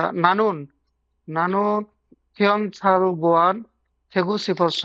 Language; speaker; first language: Korean; non-native, learner; Bangla